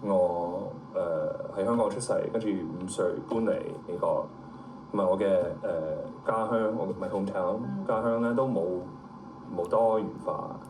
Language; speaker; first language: Cantonese; early bilingual, heritage; Cantonese